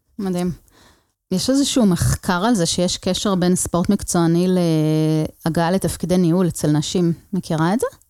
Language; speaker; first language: Hebrew; native; Hebrew